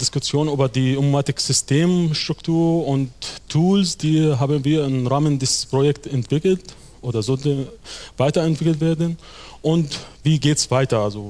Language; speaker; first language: German; non-native, fluent; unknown